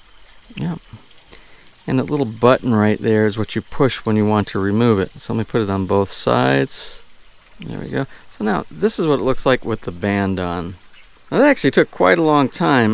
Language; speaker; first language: English; native; English